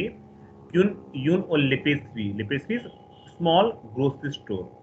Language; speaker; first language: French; non-native, fluent; Hindi